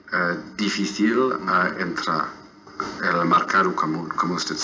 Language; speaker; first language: Spanish; non-native, fluent; English